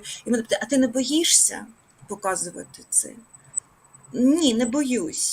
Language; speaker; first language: Ukrainian; native; Ukrainian